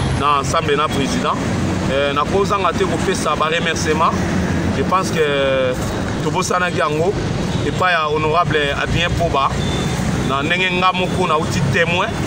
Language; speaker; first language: Lingala; non-native, local second language; Kongo